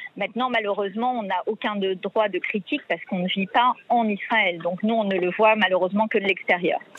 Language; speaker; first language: French; native; French